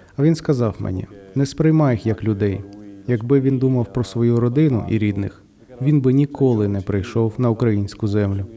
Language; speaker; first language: Ukrainian; non-native, learner; Italian